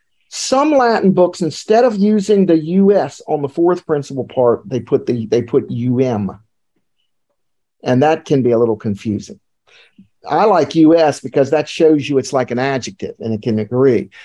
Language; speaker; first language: English; native; English